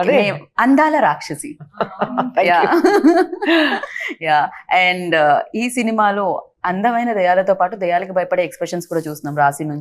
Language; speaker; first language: Telugu; native; Telugu